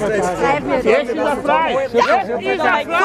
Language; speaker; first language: German; native; German